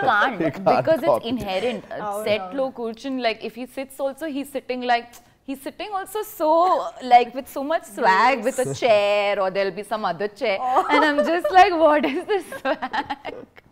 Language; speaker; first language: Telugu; non-native, local second language; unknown